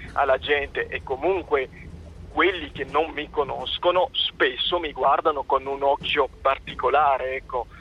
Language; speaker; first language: Italian; non-native, fluent; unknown